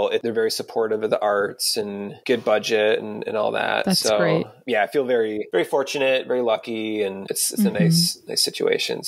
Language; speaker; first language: English; native; English